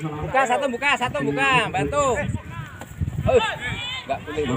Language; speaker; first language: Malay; non-native, local second language; Javanese